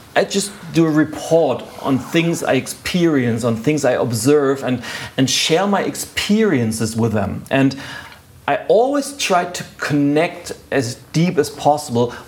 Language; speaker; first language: English; non-native, fluent; German